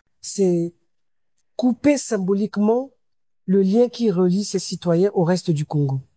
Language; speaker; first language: French; non-native, local second language; Lingala